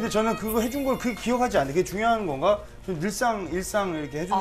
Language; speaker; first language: Korean; native; Korean